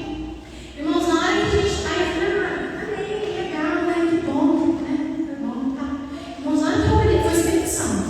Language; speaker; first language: Portuguese; native; Portuguese